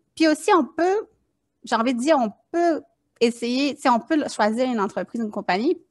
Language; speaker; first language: French; native; French